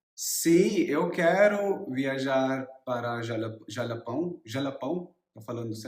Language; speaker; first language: Portuguese; non-native, learner; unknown